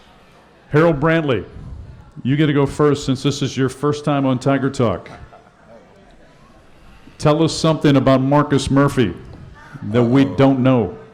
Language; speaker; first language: English; native; English